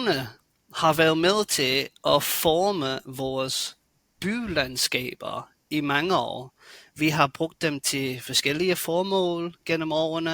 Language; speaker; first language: Danish; native; Danish